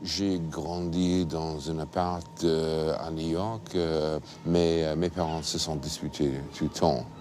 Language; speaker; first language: French; non-native, fluent; English